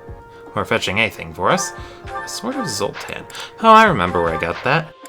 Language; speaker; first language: English; native; English